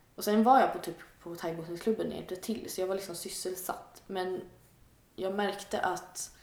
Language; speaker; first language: Swedish; native; Swedish